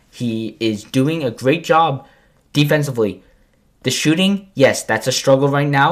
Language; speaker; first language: English; native; English